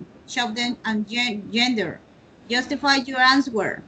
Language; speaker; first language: English; non-native, learner; Spanish